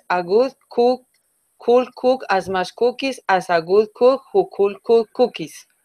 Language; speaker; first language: English; non-native, learner; Spanish